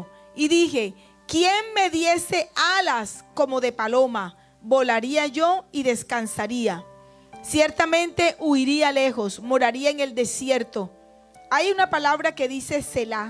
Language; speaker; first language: Spanish; native; Spanish